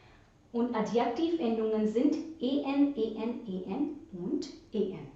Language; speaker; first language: German; non-native, fluent; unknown